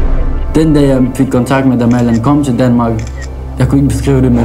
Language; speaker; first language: Danish; non-native, fluent; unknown